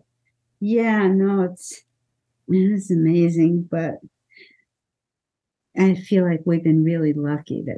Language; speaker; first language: English; native; English